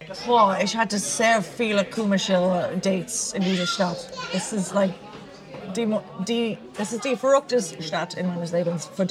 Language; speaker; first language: German; non-native, learner; English